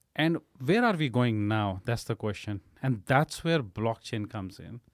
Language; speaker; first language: English; non-native, local second language; Punjabi